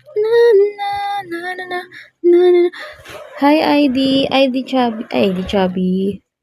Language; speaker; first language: Filipino; non-native, local second language; Hiligaynon